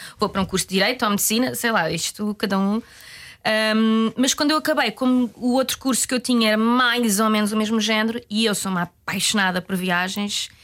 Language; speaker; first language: Portuguese; native; Portuguese